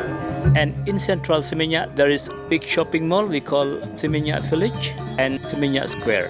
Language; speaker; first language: English; non-native, learner; Indonesian